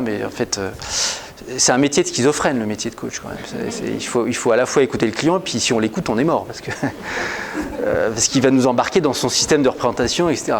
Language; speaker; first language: French; native; French